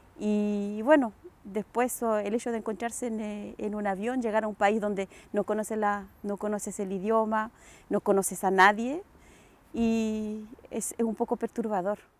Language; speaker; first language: Spanish; native; Spanish